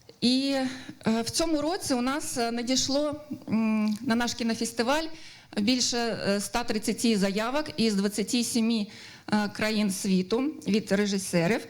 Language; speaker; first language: Ukrainian; native; Ukrainian